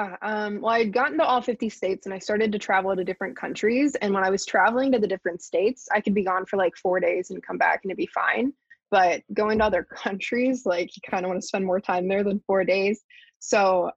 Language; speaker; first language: English; native; English